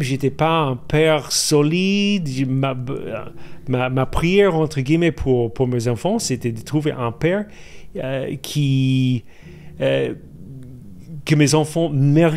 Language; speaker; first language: French; non-native, fluent; English